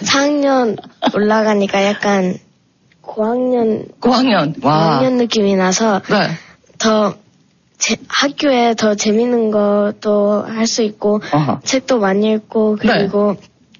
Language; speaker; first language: Korean; early bilingual, heritage; Korean